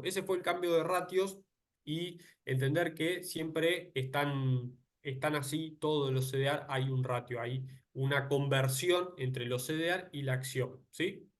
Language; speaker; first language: Spanish; native; Spanish